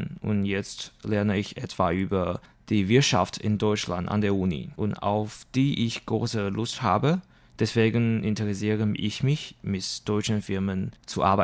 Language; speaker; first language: German; non-native, learner; Chinese